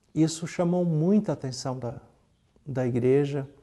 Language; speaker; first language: Portuguese; native; Portuguese